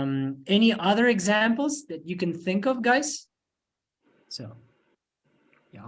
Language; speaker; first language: English; non-native, fluent; Kazakh